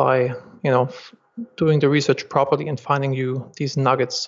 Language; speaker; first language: English; non-native, fluent; German